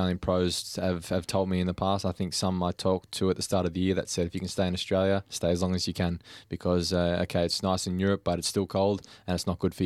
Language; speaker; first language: English; native; English